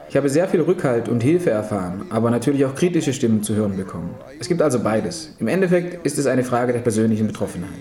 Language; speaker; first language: German; non-native, fluent; Spanish